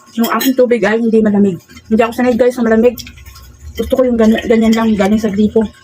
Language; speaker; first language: Filipino; non-native, local second language; Cebuano